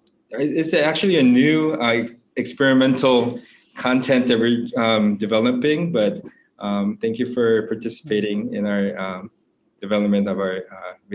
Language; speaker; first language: English; non-native, fluent; Korean